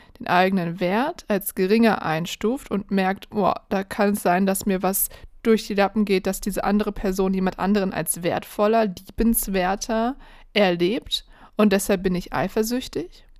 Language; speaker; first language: German; native; German